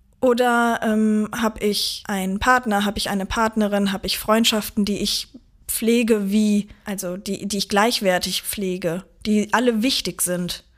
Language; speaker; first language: German; native; German